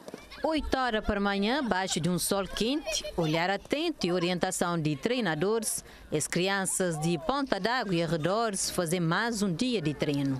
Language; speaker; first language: Portuguese; non-native, local second language; Kabuverdianu